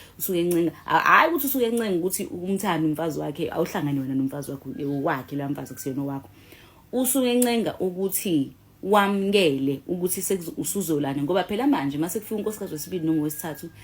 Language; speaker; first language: Zulu; native; Zulu